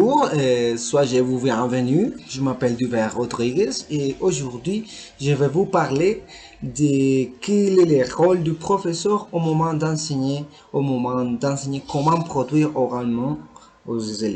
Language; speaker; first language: French; non-native, learner; Spanish